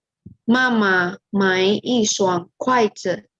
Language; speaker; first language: Chinese; non-native, learner; Indonesian